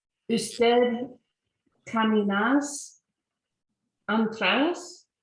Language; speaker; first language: Spanish; non-native, learner; English